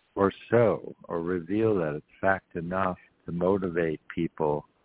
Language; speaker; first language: English; native; English